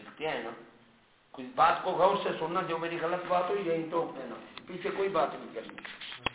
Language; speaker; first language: Urdu; non-native, local second language; Punjabi